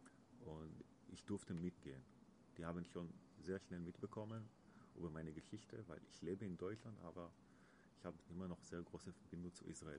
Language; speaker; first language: German; non-native, learner; Hebrew